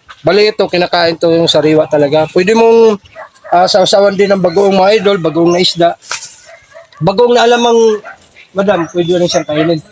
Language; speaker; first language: Filipino; native; Filipino